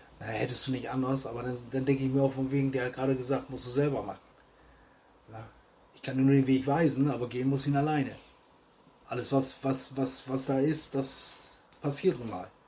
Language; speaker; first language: German; native; German